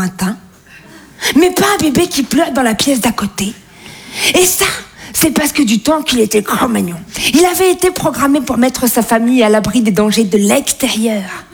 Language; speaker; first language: French; native; French